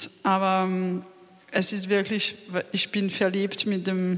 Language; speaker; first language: German; non-native, fluent; French